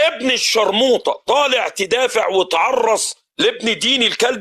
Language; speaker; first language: Arabic; native; Arabic